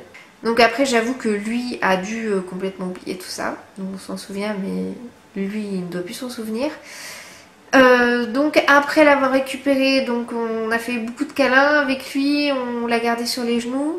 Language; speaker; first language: French; native; French